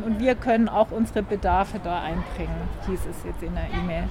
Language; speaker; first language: German; native; German